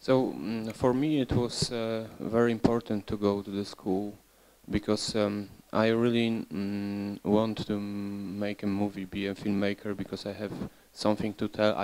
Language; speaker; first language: English; non-native, learner; Polish